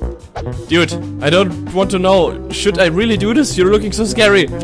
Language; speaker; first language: English; non-native, fluent; German